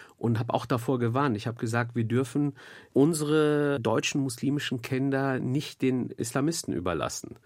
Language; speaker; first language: German; early bilingual, other home language; Turkish